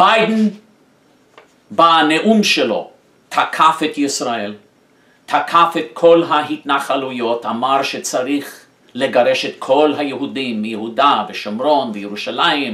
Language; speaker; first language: Hebrew; non-native, fluent; English